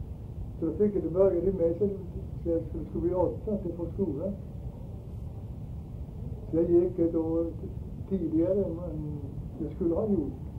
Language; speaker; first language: Swedish; early bilingual, heritage; Swedish